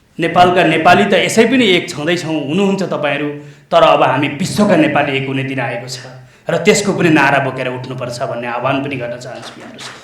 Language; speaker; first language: Nepali; native; Nepali